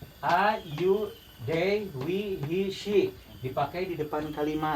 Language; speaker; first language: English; non-native, learner; Sundanese